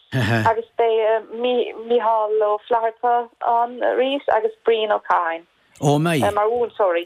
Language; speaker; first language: Irish; non-native, fluent; German